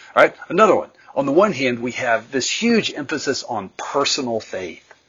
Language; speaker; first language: English; native; English